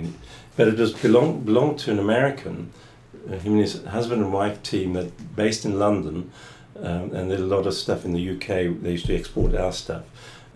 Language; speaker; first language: English; native; English